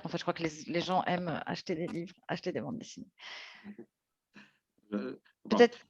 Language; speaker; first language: French; native; French